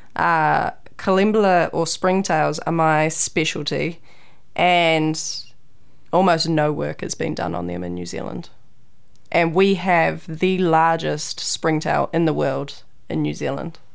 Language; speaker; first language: English; native; English